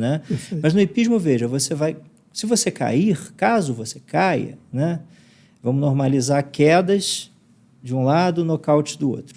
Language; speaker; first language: Portuguese; native; Portuguese